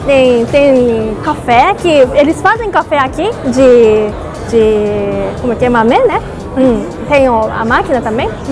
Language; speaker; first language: Portuguese; non-native, learner; Japanese